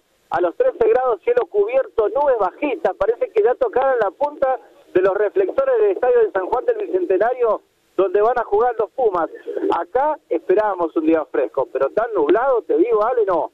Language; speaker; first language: Spanish; native; Spanish